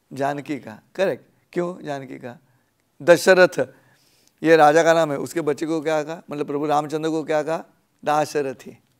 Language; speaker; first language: Hindi; non-native, local second language; Marathi